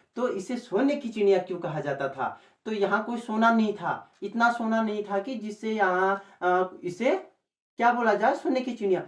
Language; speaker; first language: Hindi; native; Hindi